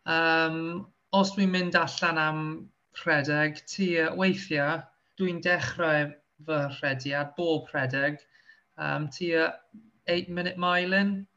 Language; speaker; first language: Welsh; non-native, local second language; English